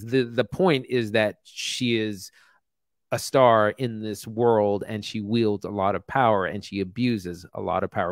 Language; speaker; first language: English; native; English